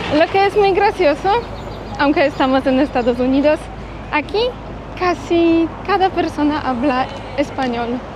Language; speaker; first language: Spanish; non-native, fluent; Polish